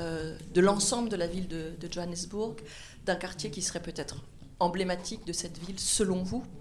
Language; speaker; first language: French; native; French